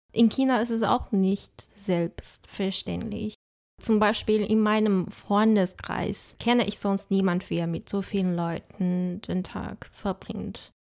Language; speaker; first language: German; non-native, fluent; Chinese